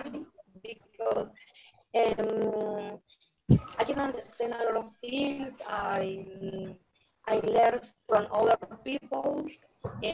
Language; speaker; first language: English; non-native, learner; Spanish